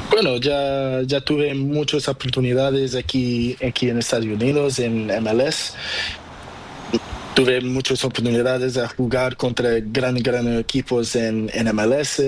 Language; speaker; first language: Spanish; non-native, learner; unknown